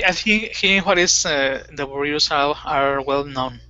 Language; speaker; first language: English; non-native, fluent; Spanish